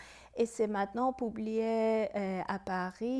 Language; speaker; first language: French; non-native, fluent; Persian